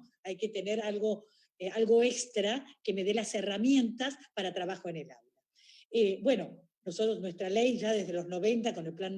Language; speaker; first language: Spanish; native; Spanish